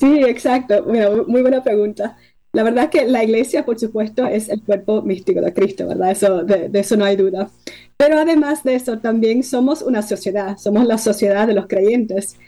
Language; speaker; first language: Spanish; early bilingual, heritage; Spanish